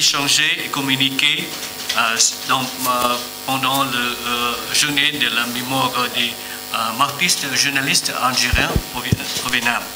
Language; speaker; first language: French; non-native, learner; Vietnamese